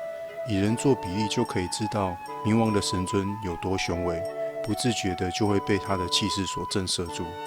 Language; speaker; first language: Chinese; native; Chinese